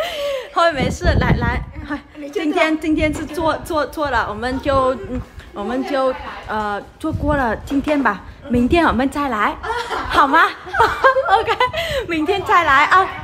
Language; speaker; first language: Chinese; non-native, learner; Vietnamese